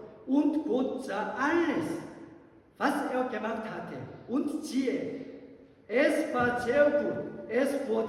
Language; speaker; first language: German; non-native, learner; Korean